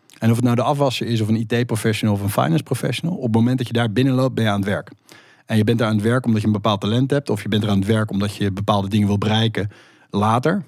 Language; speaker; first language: Dutch; native; Dutch